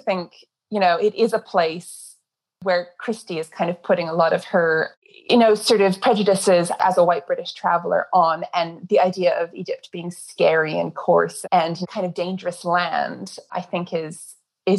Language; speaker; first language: English; native; English